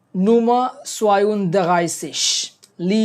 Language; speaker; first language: German; non-native, fluent; Bangla